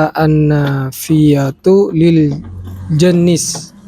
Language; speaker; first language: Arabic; non-native, learner; Indonesian